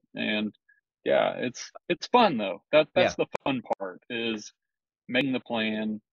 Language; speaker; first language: English; native; English